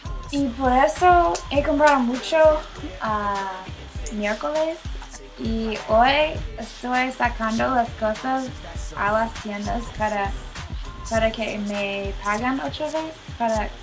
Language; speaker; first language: Spanish; non-native, learner; English